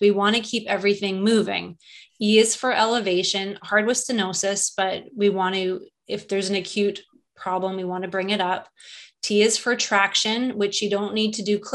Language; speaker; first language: English; native; English